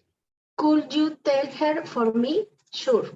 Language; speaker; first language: English; non-native, learner; Spanish